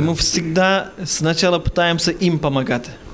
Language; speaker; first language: Russian; non-native, fluent; Turkish